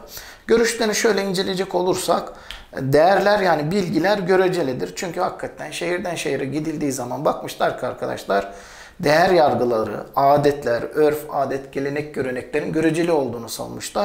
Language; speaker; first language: Turkish; native; Turkish